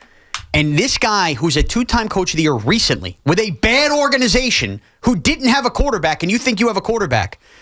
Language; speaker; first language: English; native; English